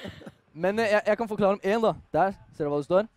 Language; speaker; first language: Norwegian; native; Norwegian